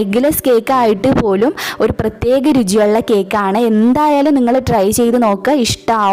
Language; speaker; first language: Malayalam; native; Malayalam